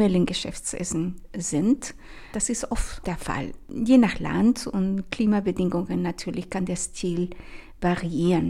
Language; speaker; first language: German; non-native, fluent; Spanish